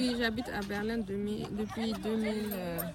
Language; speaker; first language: French; early bilingual, heritage; French